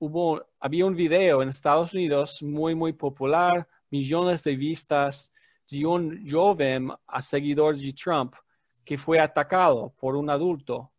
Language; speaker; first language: Portuguese; non-native, learner; English